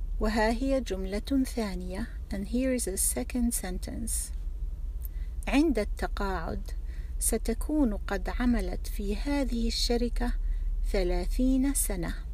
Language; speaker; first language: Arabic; non-native, fluent; English